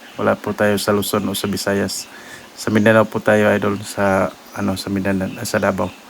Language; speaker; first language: Filipino; non-native, local second language; Cebuano